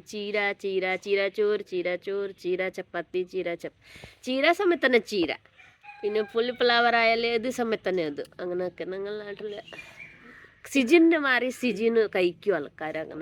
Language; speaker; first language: Malayalam; non-native, learner; Hindi